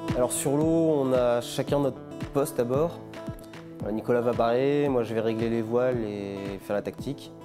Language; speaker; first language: French; native; French